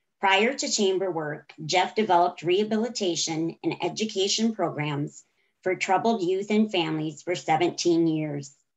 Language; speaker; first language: English; native; English